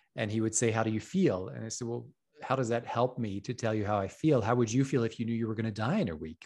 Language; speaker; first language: English; non-native, fluent; French